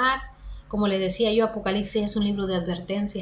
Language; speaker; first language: Spanish; native; Spanish